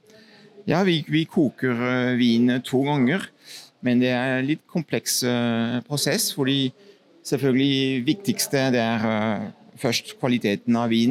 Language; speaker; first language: Norwegian; non-native, fluent; French